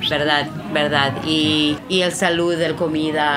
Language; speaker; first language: Spanish; non-native, learner; Hebrew